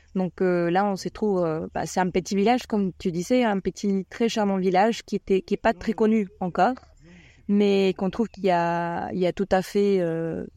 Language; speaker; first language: French; non-native, fluent; Spanish